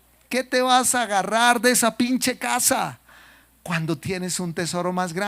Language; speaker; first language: Spanish; native; Spanish